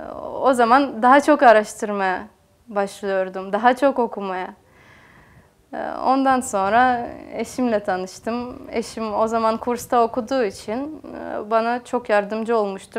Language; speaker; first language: Turkish; non-native, fluent; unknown